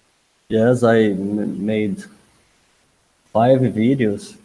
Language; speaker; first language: English; non-native, learner; Portuguese